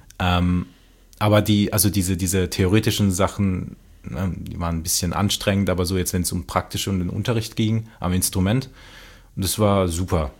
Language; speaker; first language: German; native; German